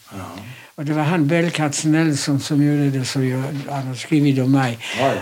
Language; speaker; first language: Swedish; non-native, fluent; Polish